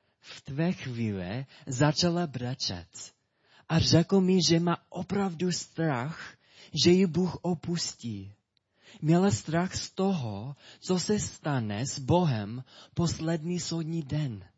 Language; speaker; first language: Czech; non-native, fluent; English